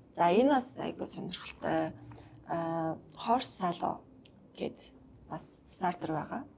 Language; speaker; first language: Mongolian; non-native, local second language; Kazakh